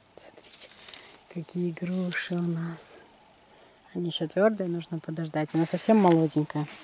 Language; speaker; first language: Russian; native; Russian